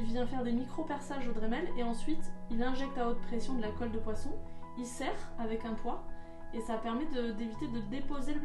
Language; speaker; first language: French; native; French